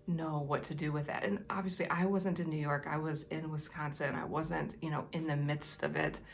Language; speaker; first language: English; native; English